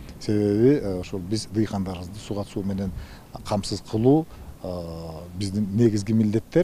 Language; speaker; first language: Kyrgyz; native; Kyrgyz